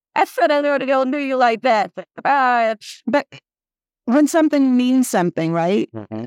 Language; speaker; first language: English; native; English